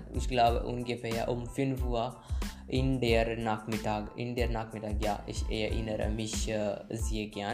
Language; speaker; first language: German; non-native, learner; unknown